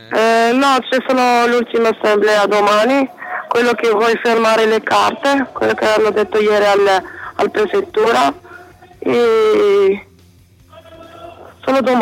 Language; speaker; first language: Italian; non-native, learner; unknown